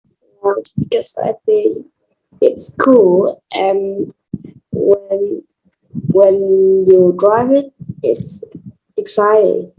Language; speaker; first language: English; non-native, learner; Vietnamese